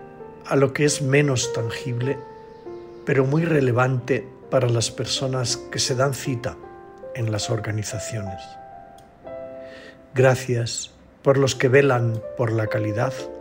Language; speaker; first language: Spanish; native; Spanish